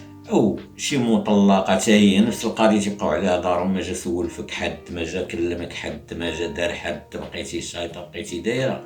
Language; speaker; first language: Arabic; native; Arabic